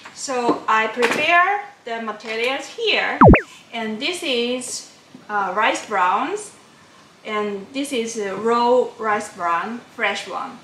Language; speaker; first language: English; non-native, learner; Japanese